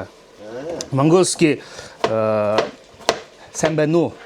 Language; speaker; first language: Russian; non-native, learner; Mongolian